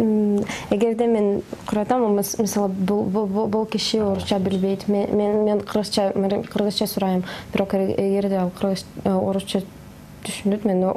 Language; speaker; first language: Kyrgyz; non-native, fluent; Russian